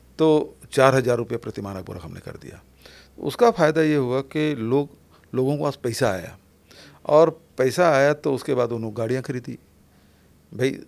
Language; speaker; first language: Hindi; native; Hindi